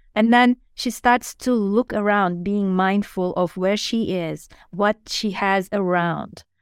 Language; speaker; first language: English; non-native, fluent; Turkish